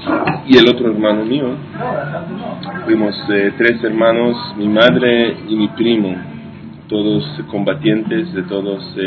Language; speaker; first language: Spanish; non-native, fluent; Hebrew